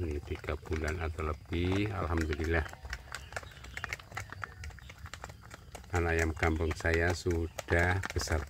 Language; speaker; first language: Indonesian; native; Indonesian